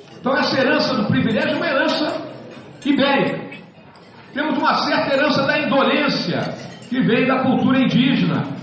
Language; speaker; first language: Portuguese; native; Portuguese